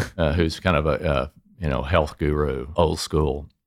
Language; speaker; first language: English; native; English